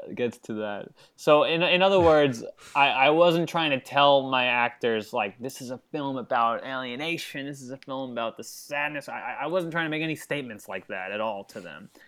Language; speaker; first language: English; native; English